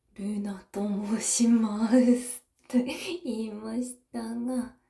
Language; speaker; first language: Japanese; non-native, learner; English